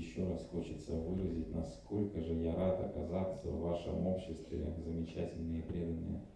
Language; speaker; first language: Russian; native; Russian